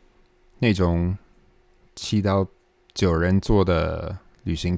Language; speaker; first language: Chinese; non-native, fluent; English